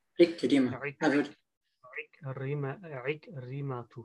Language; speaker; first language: Arabic; non-native, learner; English